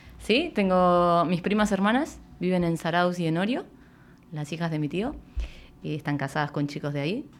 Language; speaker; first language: Spanish; native; Spanish